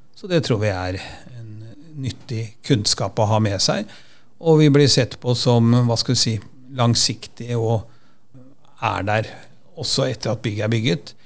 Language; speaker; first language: Norwegian; native; Norwegian